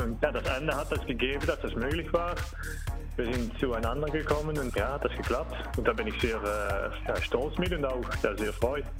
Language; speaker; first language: German; non-native, learner; Dutch